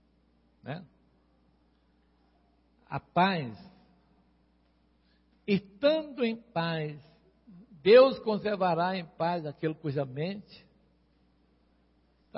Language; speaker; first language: Portuguese; native; Portuguese